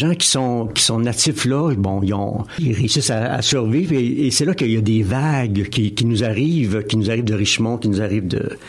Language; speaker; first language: French; native; French